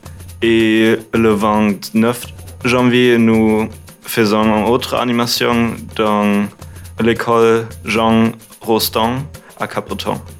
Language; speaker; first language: French; non-native, learner; German